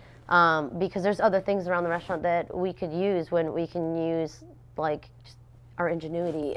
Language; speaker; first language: English; native; English